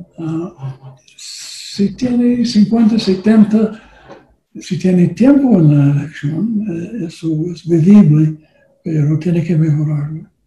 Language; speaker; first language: Spanish; non-native, learner; English